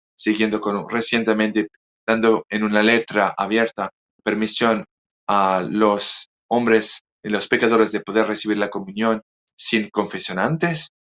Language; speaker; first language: Spanish; non-native, fluent; French